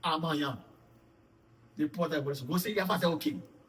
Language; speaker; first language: Portuguese; non-native, fluent; Haitian Creole